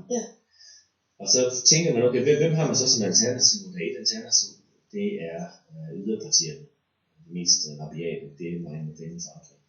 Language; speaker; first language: Danish; native; Danish